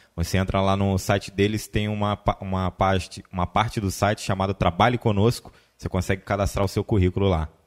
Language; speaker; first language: Portuguese; native; Portuguese